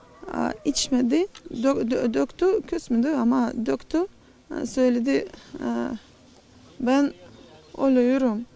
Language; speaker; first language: Turkish; non-native, learner; Russian